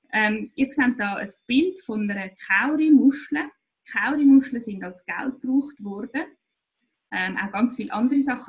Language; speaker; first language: German; native; German